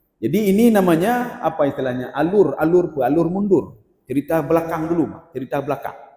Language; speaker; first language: Malay; non-native, local second language; Achinese